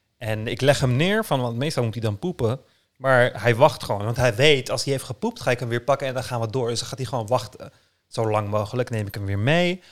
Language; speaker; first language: Dutch; early bilingual, other home language; Turkish